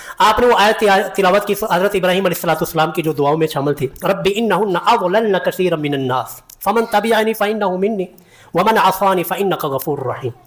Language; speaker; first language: Urdu; non-native, local second language; Punjabi